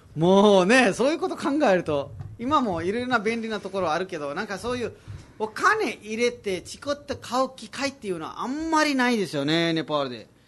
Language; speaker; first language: Japanese; non-native, fluent; Nepali